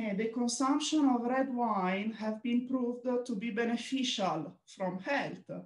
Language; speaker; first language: English; non-native, fluent; Italian